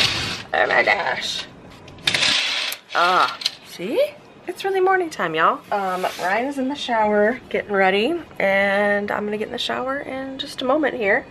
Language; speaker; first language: English; native; English